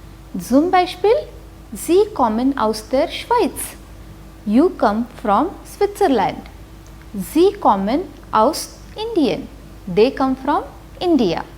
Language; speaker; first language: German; non-native, fluent; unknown